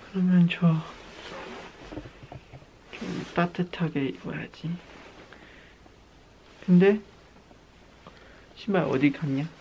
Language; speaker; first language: Korean; non-native, learner; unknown